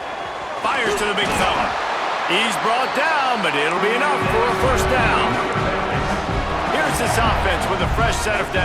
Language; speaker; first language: English; native; English